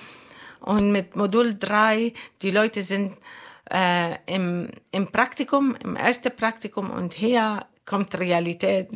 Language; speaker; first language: German; non-native, learner; Arabic